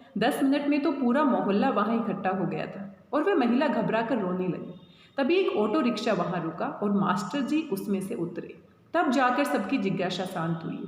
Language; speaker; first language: Hindi; native; Hindi